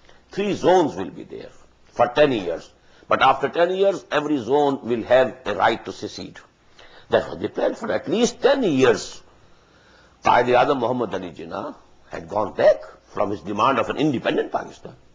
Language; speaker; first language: English; non-native, local second language; Urdu